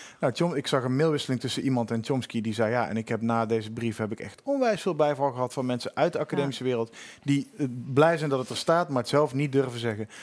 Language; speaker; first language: Dutch; native; Dutch